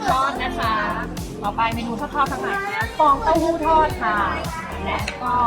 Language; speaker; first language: Thai; native; Thai